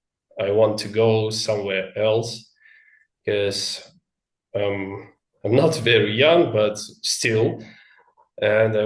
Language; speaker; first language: English; non-native, learner; Russian